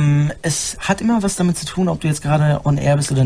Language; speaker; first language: German; native; German